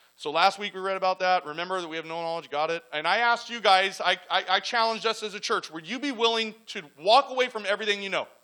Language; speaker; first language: English; native; English